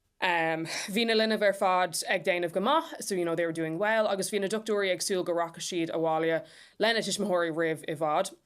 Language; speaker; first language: Irish; non-native, local second language; English